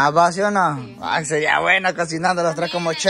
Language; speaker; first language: Spanish; native; Spanish